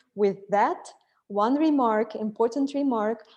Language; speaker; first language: English; non-native, fluent; Russian